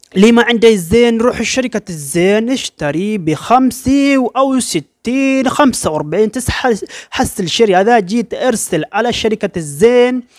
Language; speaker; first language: Arabic; non-native, learner; Oromo